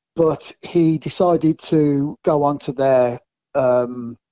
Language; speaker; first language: English; native; English